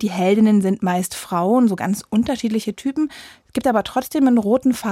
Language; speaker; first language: German; native; German